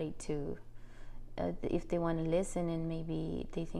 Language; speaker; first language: English; non-native, fluent; Spanish